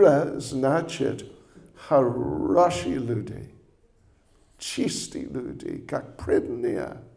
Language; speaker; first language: Russian; non-native, learner; English